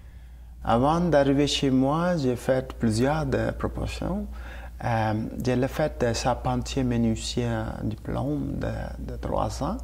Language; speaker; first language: French; non-native, learner; Tamil